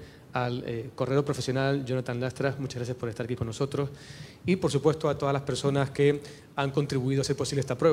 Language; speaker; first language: Spanish; native; Spanish